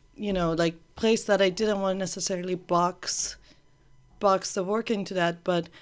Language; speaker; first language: English; early bilingual, other home language; Persian